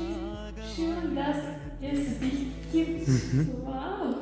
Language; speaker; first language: German; non-native, learner; Malayalam